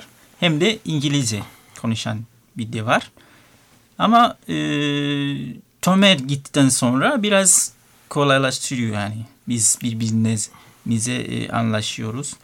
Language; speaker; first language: Turkish; non-native, learner; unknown